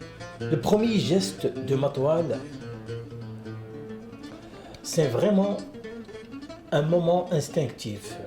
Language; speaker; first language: French; non-native, local second language; Kabyle